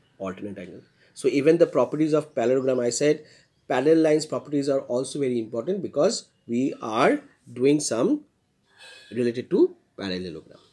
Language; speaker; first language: English; non-native, local second language; Bangla